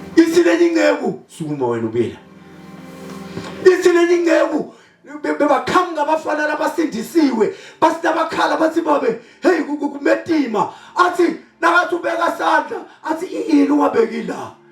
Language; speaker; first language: Zulu; non-native, local second language; Swati